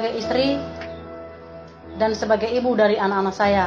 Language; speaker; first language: Indonesian; non-native, local second language; Nias